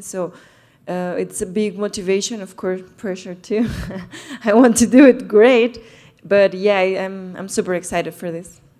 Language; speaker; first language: English; non-native, fluent; Spanish